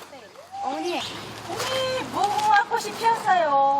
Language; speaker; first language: Korean; non-native, learner; Khmer